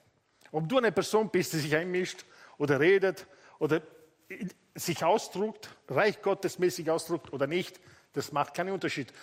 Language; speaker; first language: German; non-native, fluent; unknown